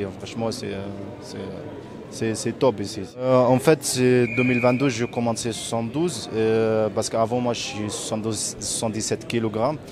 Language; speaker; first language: French; non-native, learner; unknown